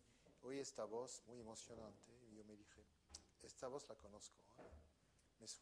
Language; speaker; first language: Spanish; non-native, fluent; French